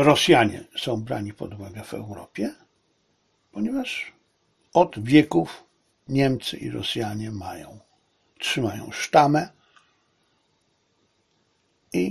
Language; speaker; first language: Polish; native; Polish